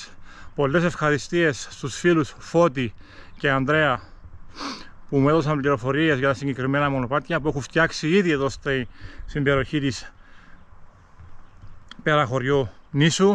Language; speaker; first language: Greek; native; Greek